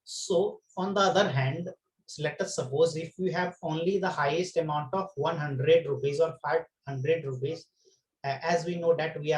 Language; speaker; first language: English; non-native, local second language; Hindi